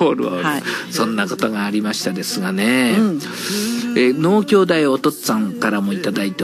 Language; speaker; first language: Japanese; native; Japanese